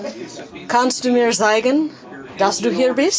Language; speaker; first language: German; non-native, learner; English